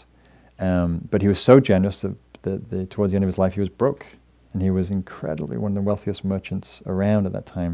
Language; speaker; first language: English; native; English